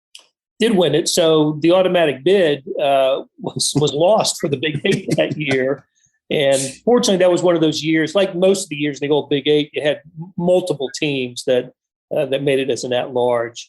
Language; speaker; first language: English; native; English